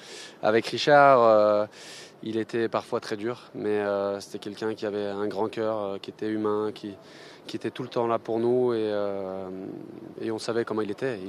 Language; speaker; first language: French; native; French